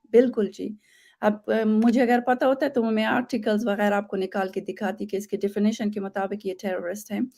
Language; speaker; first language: Urdu; non-native, fluent; Persian